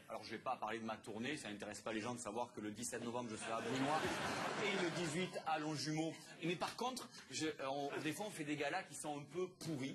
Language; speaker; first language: French; native; French